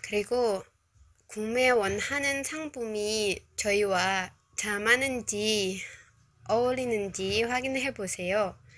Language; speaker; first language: Korean; non-native, learner; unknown